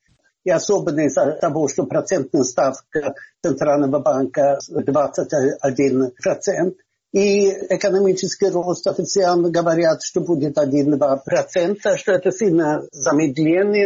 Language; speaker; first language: Russian; non-native, fluent; Swedish